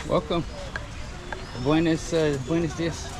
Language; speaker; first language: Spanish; non-native, learner; English